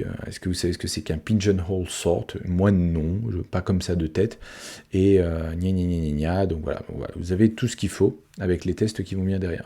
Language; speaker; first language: French; native; French